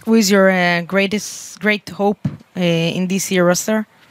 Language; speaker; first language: English; non-native, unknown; Hebrew